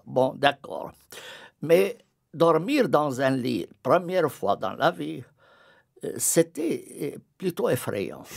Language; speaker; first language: French; non-native, fluent; Arabic